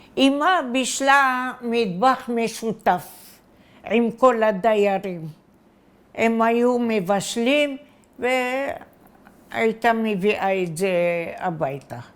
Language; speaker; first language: Hebrew; non-native, fluent; Arabic